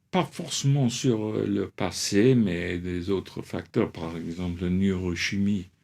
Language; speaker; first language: French; non-native, fluent; English